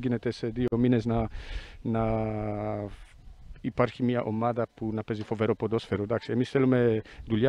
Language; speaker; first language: Greek; non-native, fluent; Polish